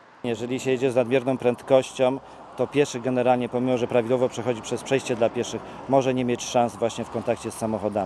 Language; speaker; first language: Polish; native; Polish